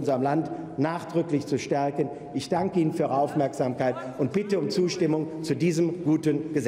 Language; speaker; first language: German; native; German